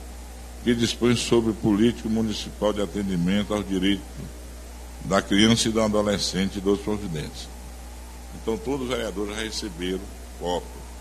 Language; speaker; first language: Portuguese; native; Portuguese